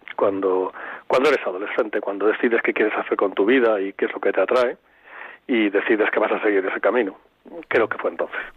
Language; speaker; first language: Spanish; native; Spanish